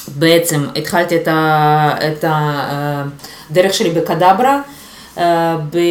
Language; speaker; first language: Hebrew; non-native, fluent; Russian